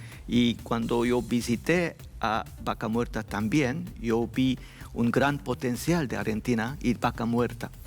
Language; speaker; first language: Spanish; non-native, learner; Korean